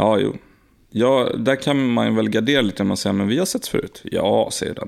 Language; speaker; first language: Swedish; native; Swedish